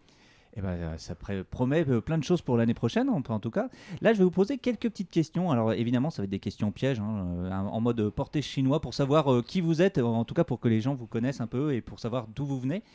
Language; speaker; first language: French; native; French